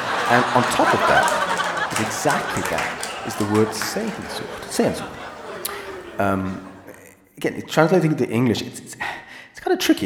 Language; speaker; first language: English; native; English